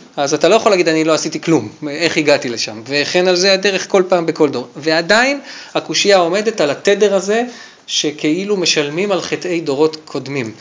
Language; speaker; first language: Hebrew; native; Hebrew